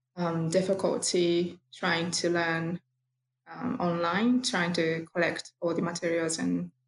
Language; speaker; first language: English; non-native, fluent; Japanese